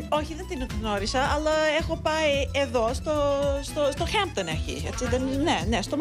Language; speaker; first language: Greek; early bilingual, heritage; Greek